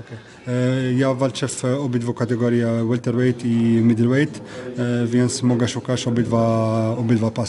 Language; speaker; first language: Polish; non-native, fluent; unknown